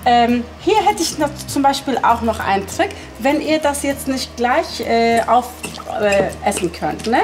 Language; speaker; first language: German; early bilingual, other home language; Turkish